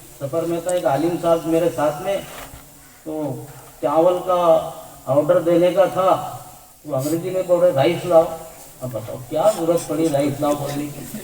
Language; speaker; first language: Urdu; native; Urdu